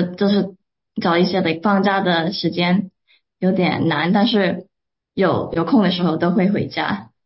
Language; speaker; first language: Chinese; early bilingual, heritage; Cantonese